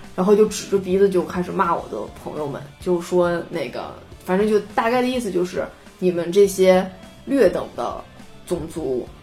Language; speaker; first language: Chinese; native; Chinese